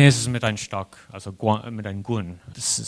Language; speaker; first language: German; non-native, fluent; English